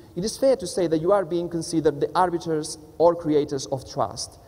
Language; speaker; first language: English; non-native, fluent; Spanish